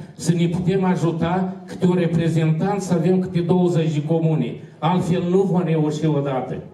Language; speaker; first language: Romanian; native; Romanian